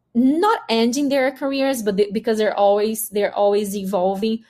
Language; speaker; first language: English; non-native, fluent; Portuguese